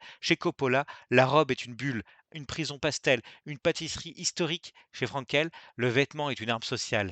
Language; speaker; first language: French; native; French